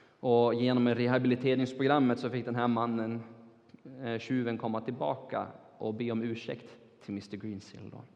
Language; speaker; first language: Swedish; non-native, fluent; Turkish